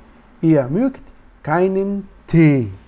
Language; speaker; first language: German; non-native, learner; Spanish